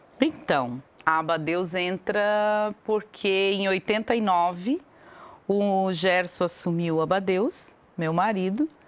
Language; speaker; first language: Portuguese; native; Portuguese